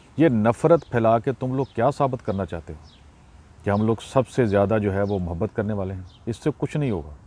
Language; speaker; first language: Urdu; non-native, local second language; Punjabi